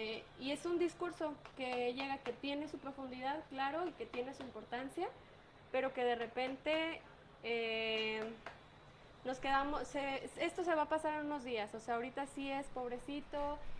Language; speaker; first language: Spanish; native; Spanish